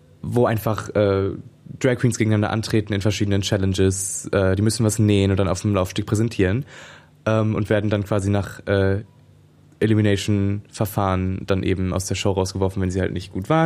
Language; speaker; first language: German; native; German